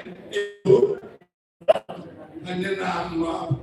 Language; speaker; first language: Indonesian; non-native, fluent; German